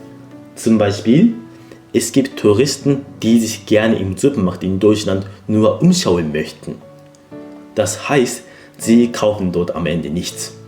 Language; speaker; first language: German; non-native, fluent; Japanese